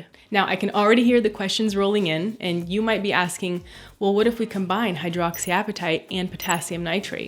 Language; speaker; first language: English; native; English